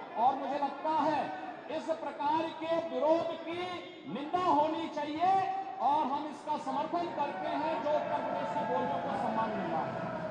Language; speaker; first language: Hindi; native; Hindi